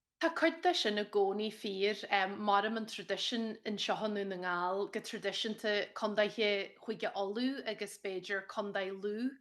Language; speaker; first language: Irish; native; Irish